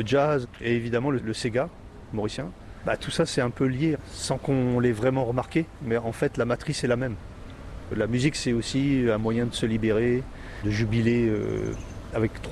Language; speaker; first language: French; native; French